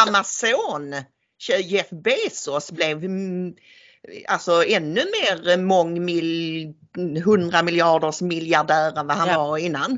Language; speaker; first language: Swedish; native; Swedish